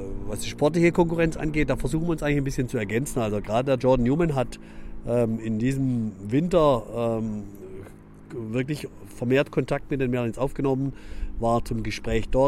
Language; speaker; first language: German; native; German